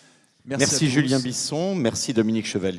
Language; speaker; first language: French; native; French